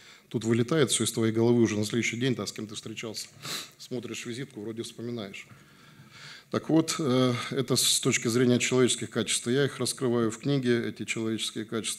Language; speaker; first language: Russian; native; Russian